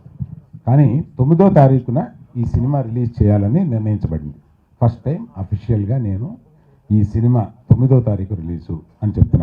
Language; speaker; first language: Telugu; native; Telugu